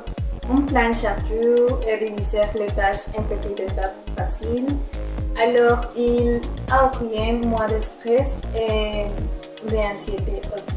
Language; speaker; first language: French; non-native, learner; Spanish